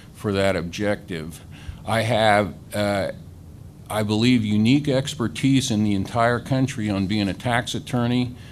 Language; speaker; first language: English; native; English